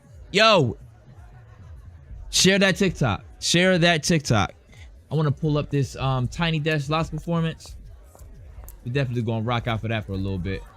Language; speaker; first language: English; native; English